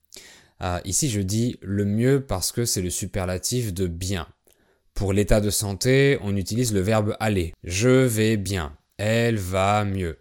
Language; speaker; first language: French; native; French